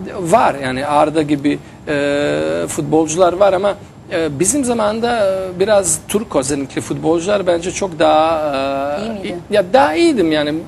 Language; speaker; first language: Turkish; non-native, fluent; Bosnian